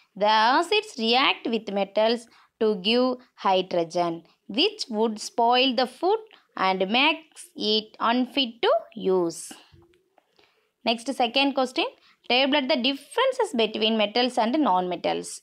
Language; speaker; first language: English; non-native, local second language; Tamil